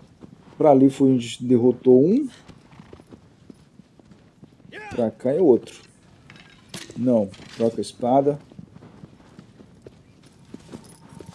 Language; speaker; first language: Portuguese; native; Portuguese